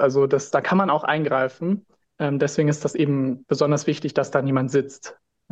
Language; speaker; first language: German; native; German